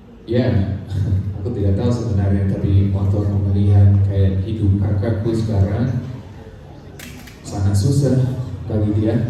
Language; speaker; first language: Indonesian; non-native, fluent; English